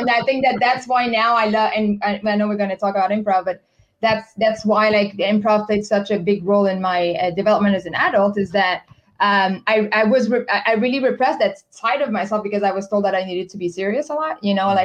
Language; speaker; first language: English; non-native, fluent; French